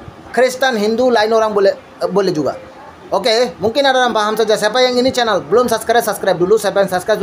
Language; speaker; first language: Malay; non-native, learner; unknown